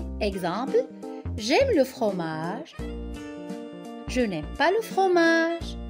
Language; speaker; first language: French; non-native, local second language; Arabic